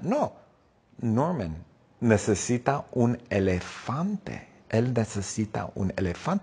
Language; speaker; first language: Spanish; non-native, fluent; English